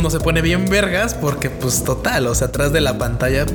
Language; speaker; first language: Spanish; native; Spanish